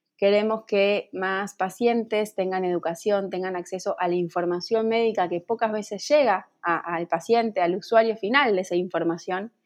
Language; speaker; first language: Spanish; native; Spanish